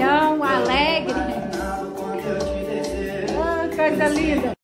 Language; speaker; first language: Portuguese; native; Portuguese